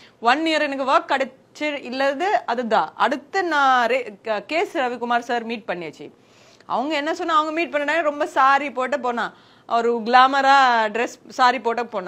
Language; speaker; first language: Tamil; non-native, learner; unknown